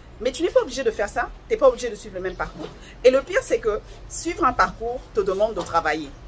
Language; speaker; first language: French; non-native, local second language; Lingala